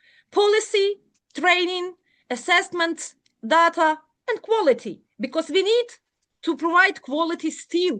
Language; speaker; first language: English; non-native, learner; Ukrainian